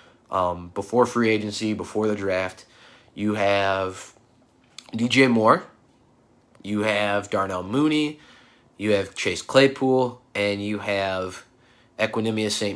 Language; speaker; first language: English; native; English